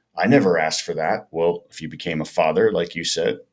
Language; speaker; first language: English; native; English